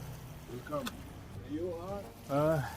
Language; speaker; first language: English; non-native, learner; Arabic